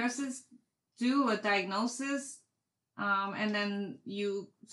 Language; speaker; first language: English; native; English